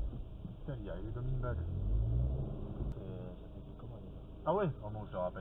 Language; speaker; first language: French; native; French